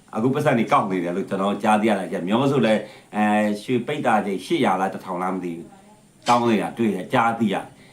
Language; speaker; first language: Burmese; native; Burmese